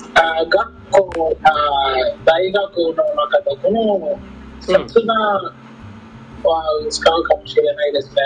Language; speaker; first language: Japanese; non-native, learner; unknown